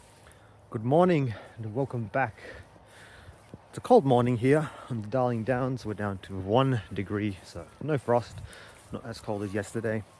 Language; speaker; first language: English; native; English